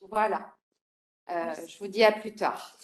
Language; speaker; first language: French; native; French